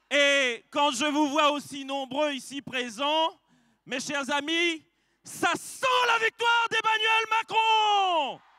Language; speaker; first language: French; native; French